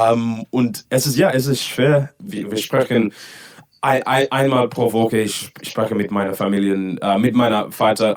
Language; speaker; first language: German; non-native, learner; English